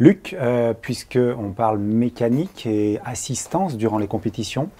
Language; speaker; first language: French; native; French